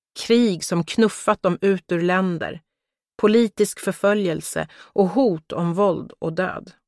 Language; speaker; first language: Swedish; early bilingual, other home language; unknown